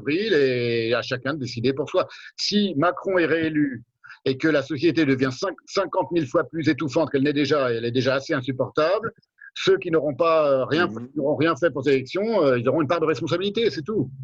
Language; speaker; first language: French; native; French